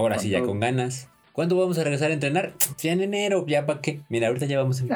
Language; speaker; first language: Spanish; native; Spanish